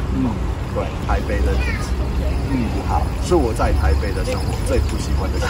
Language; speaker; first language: Chinese; non-native, fluent; English